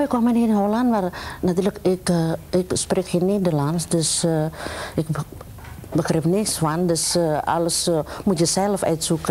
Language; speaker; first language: Dutch; non-native, learner; Indonesian